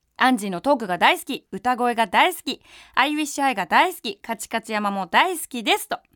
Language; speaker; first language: Japanese; native; Japanese